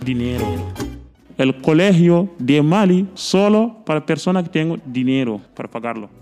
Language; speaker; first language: Spanish; non-native, learner; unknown